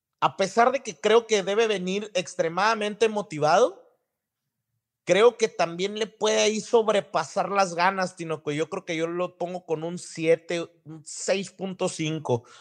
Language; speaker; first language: Spanish; native; Spanish